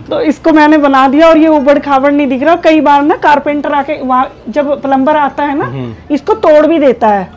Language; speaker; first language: Hindi; native; Hindi